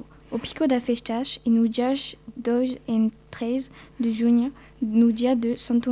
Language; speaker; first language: Portuguese; non-native, learner; French